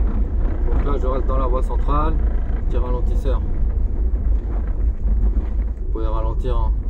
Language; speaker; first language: French; native; French